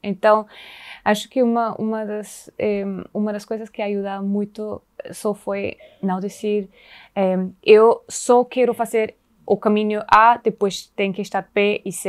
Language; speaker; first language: Portuguese; non-native, fluent; German